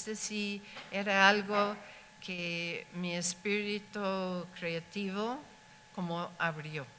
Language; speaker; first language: Spanish; non-native, fluent; English